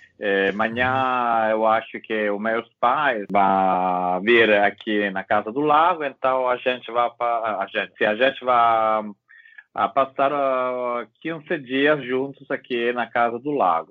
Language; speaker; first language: Portuguese; non-native, learner; Italian